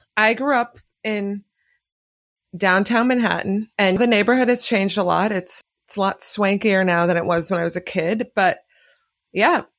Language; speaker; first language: English; native; English